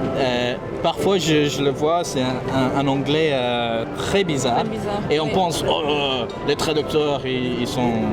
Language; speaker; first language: French; non-native, fluent; English